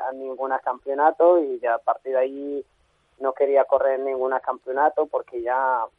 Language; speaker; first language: Spanish; non-native, learner; Arabic